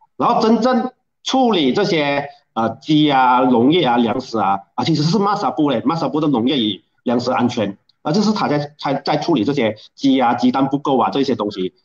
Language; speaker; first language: Chinese; native; Chinese